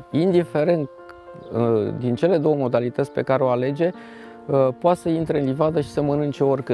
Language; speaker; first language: Romanian; native; Romanian